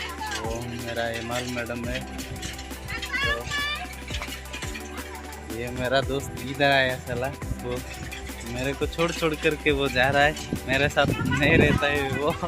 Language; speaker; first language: Hindi; non-native, local second language; Odia